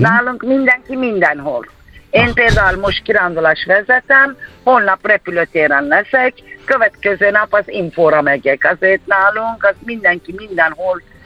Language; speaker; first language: Hungarian; non-native, fluent; Turkish